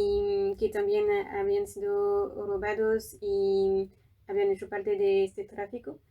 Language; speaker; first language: Spanish; non-native, fluent; French